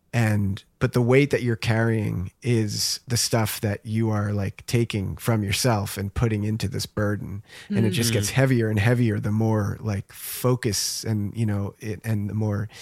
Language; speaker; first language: English; native; English